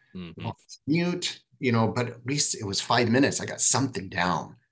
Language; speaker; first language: English; native; English